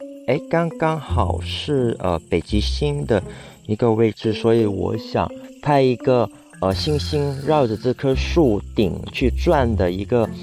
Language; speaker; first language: Chinese; non-native, local second language; Cantonese